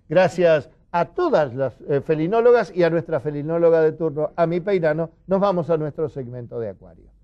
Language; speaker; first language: Spanish; native; Spanish